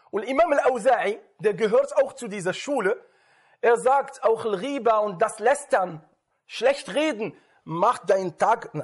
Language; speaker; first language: German; non-native, fluent; Arabic